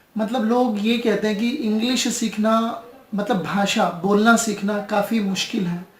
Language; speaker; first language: Hindi; native; Hindi